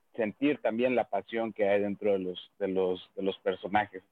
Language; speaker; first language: Spanish; native; Spanish